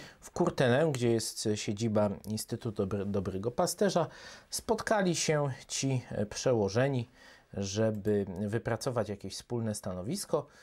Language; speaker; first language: Polish; native; Polish